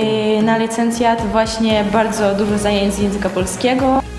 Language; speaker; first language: Polish; non-native, learner; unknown